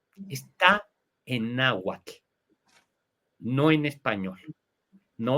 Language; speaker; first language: Spanish; native; Spanish